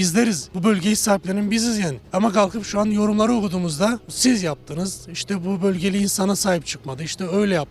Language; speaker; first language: Turkish; native; Turkish